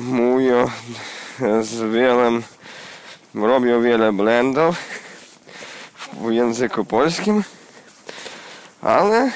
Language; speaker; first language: Polish; non-native, learner; Ukrainian